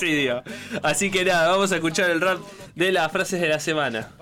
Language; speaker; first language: Spanish; native; Spanish